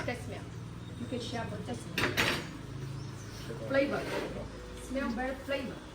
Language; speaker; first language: English; non-native, learner; Vietnamese